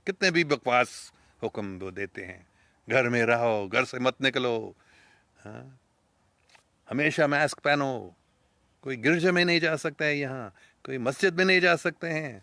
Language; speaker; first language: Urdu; non-native, fluent; English